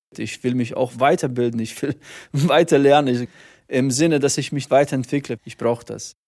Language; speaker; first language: German; early bilingual, other home language; Bosnian